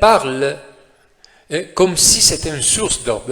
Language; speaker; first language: French; non-native, fluent; Spanish